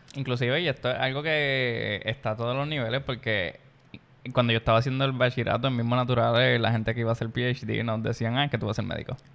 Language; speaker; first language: Spanish; native; Spanish